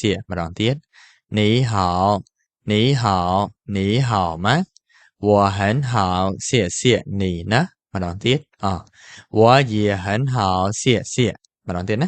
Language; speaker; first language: Chinese; non-native, fluent; Khmer